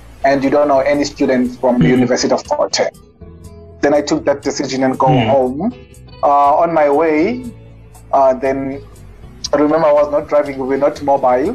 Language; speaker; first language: English; non-native, local second language; Xhosa